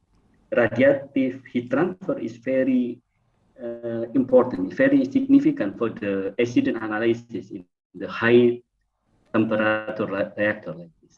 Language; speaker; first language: English; non-native, fluent; Indonesian